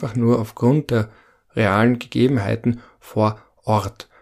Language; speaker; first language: German; native; German